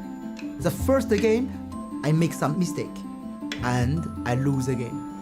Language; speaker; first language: English; non-native, learner; Chinese